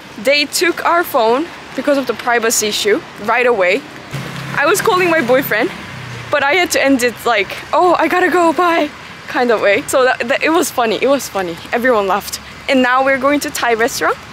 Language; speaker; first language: English; non-native, fluent; Korean